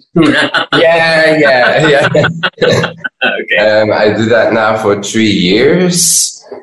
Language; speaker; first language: English; non-native, fluent; Dutch